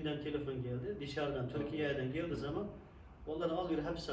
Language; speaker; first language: Turkish; non-native, learner; Uyghur